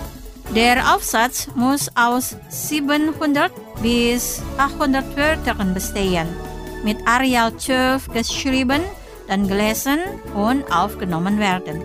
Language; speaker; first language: German; non-native, fluent; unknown